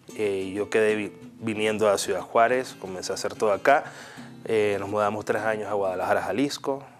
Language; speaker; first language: Spanish; native; Spanish